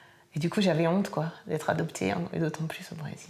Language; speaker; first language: French; native; French